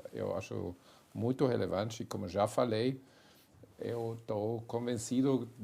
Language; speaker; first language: Portuguese; non-native, fluent; German